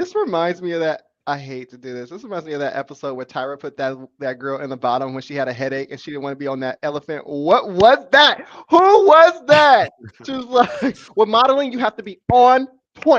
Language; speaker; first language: English; native; English